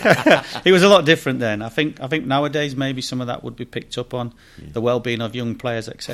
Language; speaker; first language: English; native; English